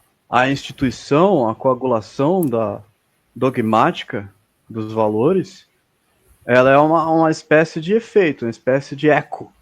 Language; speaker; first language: Portuguese; native; Portuguese